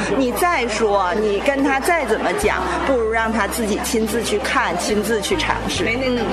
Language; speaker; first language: Chinese; native; Chinese